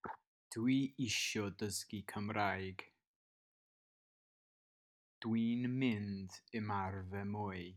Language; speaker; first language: Welsh; non-native, learner; English